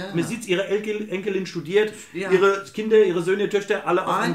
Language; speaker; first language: German; native; German